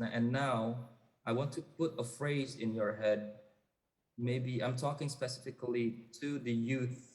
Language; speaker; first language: English; non-native, fluent; Indonesian